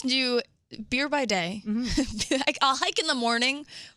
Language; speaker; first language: English; native; English